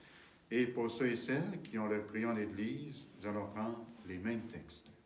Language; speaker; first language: French; native; French